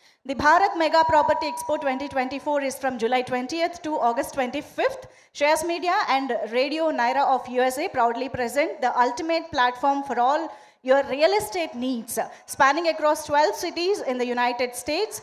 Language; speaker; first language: English; non-native, local second language; Telugu